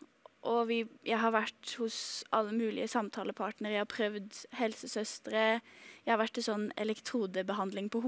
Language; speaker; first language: Norwegian; native; Norwegian